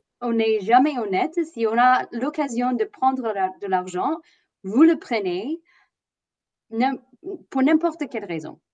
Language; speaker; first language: French; non-native, fluent; English